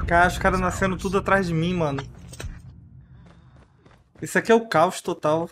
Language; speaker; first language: Portuguese; native; Portuguese